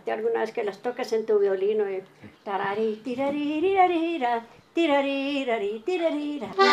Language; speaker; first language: Spanish; native; Spanish